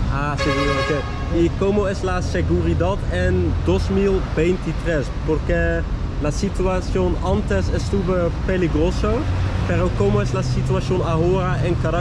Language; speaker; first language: Spanish; non-native, learner; Dutch